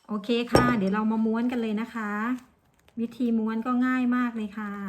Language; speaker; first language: Thai; non-native, local second language; Northeastern Thai